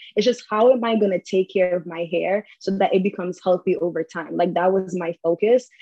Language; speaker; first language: English; early bilingual, heritage; English